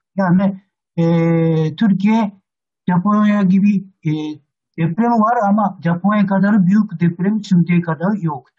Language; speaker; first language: Turkish; non-native, learner; Japanese